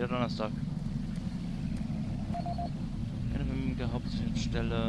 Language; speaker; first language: German; native; German